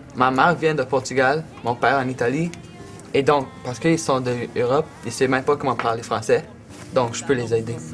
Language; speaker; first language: French; non-native, local second language; English